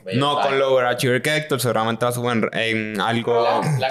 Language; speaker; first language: Spanish; native; Spanish